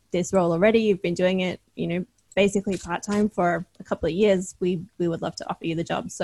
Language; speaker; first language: English; native; English